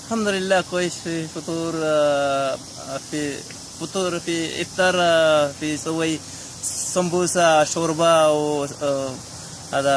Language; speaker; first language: Arabic; non-native, learner; Bangla